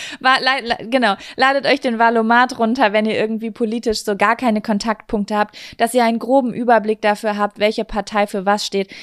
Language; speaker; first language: German; native; German